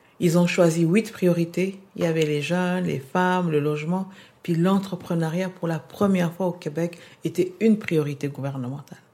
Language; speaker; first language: French; non-native, local second language; Lingala